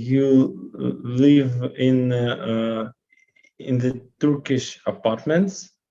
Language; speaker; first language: English; non-native, learner; Russian